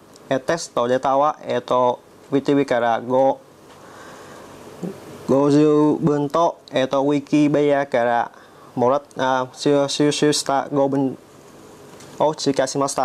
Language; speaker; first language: Japanese; non-native, learner; Vietnamese